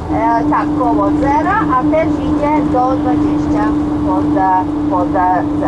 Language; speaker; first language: Polish; non-native, learner; Serbian